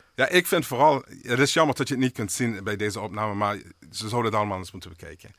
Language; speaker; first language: Dutch; native; Dutch